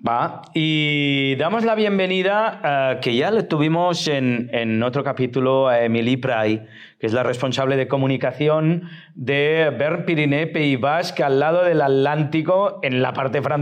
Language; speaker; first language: Spanish; native; Spanish